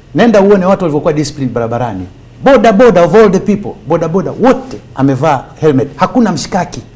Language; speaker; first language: Swahili; native; Swahili